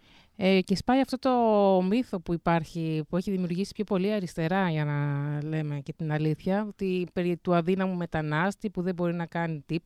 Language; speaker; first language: Greek; native; Greek